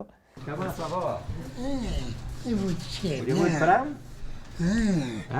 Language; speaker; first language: French; native; French